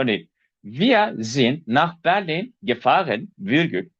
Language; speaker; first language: German; non-native, fluent; Turkish